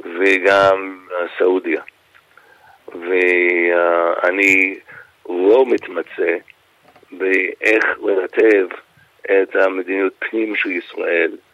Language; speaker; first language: Hebrew; non-native, fluent; English